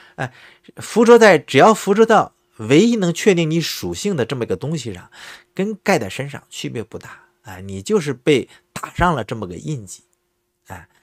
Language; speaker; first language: Chinese; native; Chinese